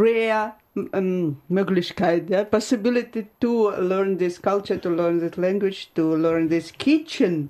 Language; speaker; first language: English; non-native, fluent; Ukrainian